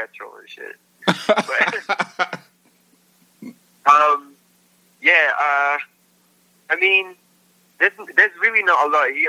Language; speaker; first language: English; non-native, local second language; Filipino